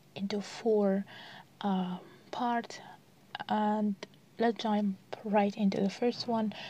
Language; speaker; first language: English; non-native, fluent; Arabic